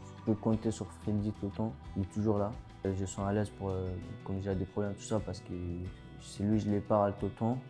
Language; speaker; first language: French; non-native, local second language; Arabic